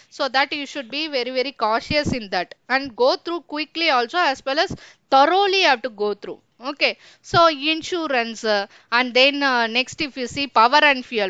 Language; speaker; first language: English; non-native, local second language; Tamil